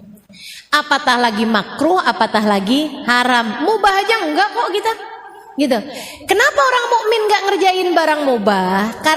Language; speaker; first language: Indonesian; native; Indonesian